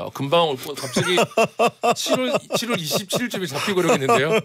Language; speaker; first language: Korean; native; Korean